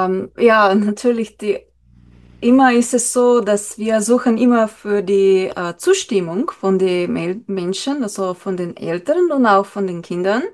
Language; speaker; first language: German; non-native, learner; Slovenian